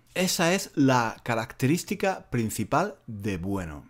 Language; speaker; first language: Spanish; native; Spanish